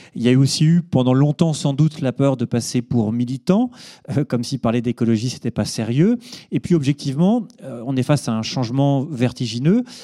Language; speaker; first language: French; native; French